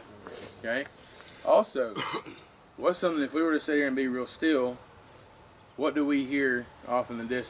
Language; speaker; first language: English; native; English